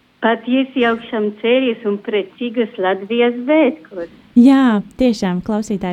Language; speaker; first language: Latvian; non-native, fluent; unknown